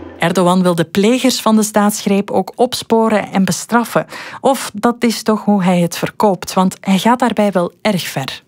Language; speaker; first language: Dutch; native; Dutch